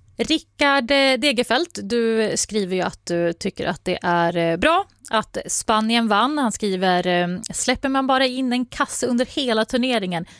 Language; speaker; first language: Swedish; native; Swedish